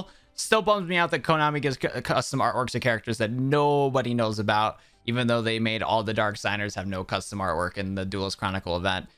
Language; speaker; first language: English; native; English